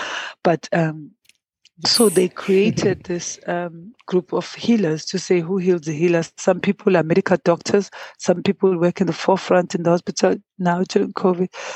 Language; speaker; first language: English; non-native, local second language; Zulu